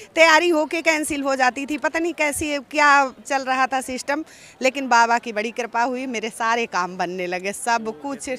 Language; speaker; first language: Hindi; native; Hindi